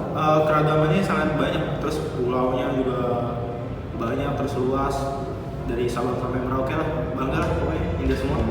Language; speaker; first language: Indonesian; native; Indonesian